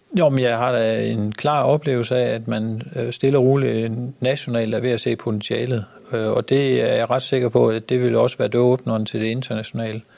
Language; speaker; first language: Danish; native; Danish